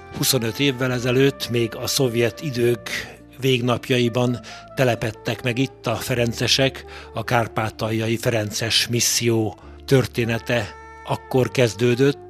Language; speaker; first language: Hungarian; native; Hungarian